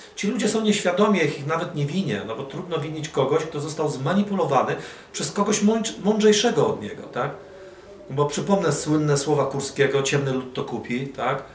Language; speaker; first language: Polish; early bilingual, other home language; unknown